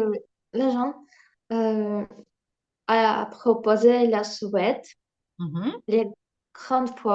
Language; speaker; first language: French; non-native, learner; Ukrainian